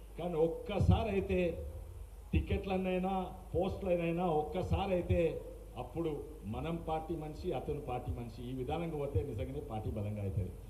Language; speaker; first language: Telugu; native; Telugu